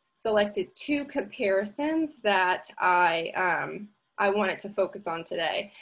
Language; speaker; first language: English; native; English